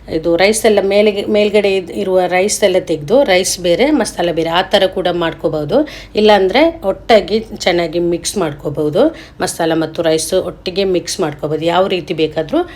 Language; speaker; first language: Kannada; non-native, local second language; Malayalam